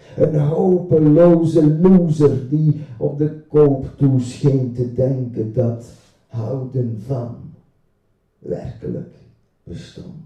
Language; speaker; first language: Dutch; native; Dutch